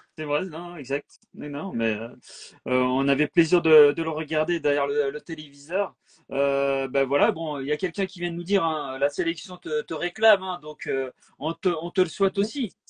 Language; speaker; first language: French; native; French